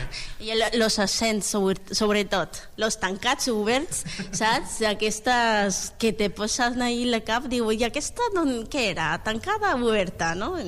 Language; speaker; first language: Catalan; non-native, learner; Spanish